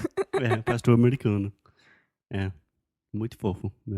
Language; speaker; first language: Portuguese; non-native, fluent; English